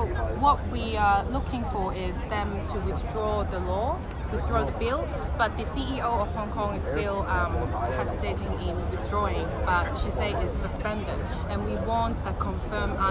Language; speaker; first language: English; non-native, local second language; Cantonese